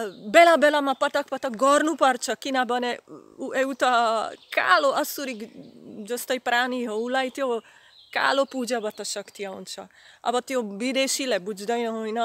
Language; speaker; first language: Nepali; non-native, fluent; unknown